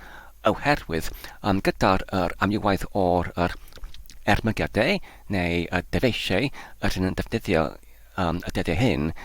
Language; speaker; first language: Welsh; non-native, learner; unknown